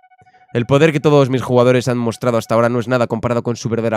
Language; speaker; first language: Spanish; native; Spanish